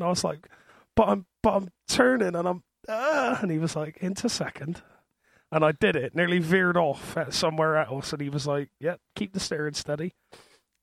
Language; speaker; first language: English; native; English